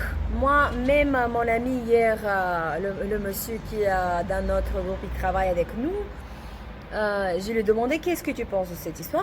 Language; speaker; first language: French; non-native, learner; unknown